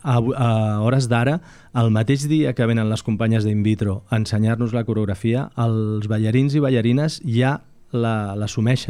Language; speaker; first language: Catalan; native; Catalan